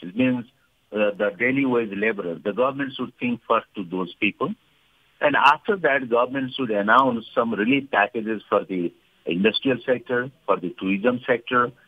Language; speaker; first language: English; non-native, fluent; Nepali